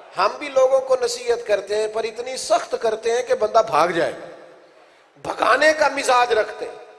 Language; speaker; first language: Urdu; non-native, local second language; Punjabi